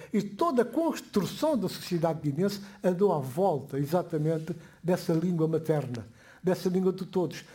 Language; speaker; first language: Portuguese; non-native, local second language; Upper Guinea Crioulo